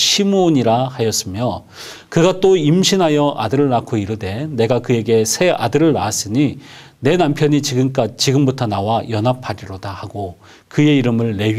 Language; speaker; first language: Korean; native; Korean